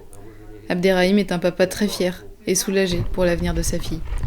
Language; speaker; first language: French; native; French